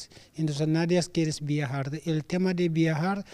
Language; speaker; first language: Spanish; non-native, learner; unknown